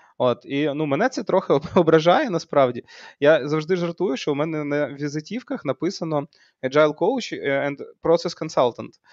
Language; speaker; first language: Ukrainian; native; Ukrainian